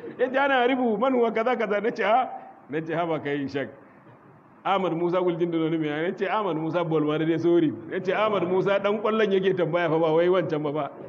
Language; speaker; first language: Hausa; non-native, local second language; Kanuri